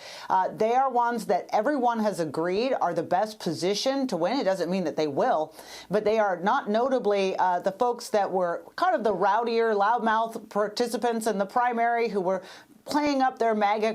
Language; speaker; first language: English; native; English